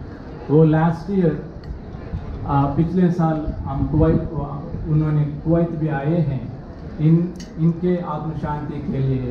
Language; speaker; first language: Hindi; non-native, local second language; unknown